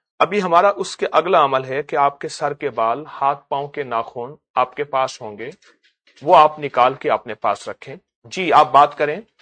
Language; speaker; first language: Urdu; native; Urdu